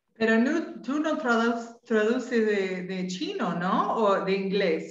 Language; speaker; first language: Spanish; non-native, fluent; English